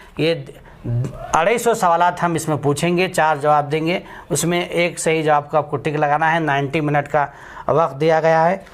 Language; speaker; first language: Urdu; native; Urdu